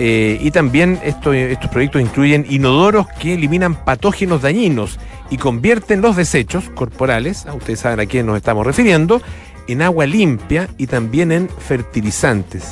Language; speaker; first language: Spanish; native; Spanish